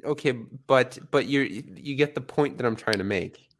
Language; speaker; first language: English; native; English